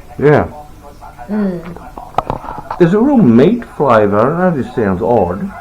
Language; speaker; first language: English; native; English